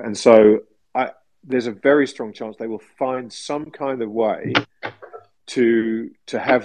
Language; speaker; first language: English; native; English